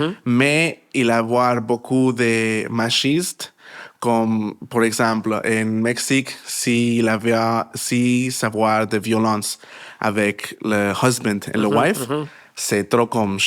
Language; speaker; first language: French; non-native, learner; Spanish